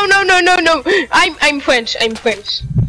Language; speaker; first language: English; non-native, learner; French